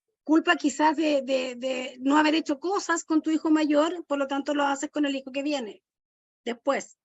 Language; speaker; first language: Spanish; native; Spanish